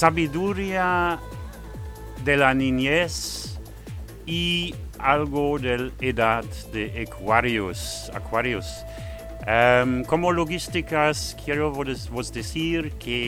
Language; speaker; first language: Spanish; non-native, fluent; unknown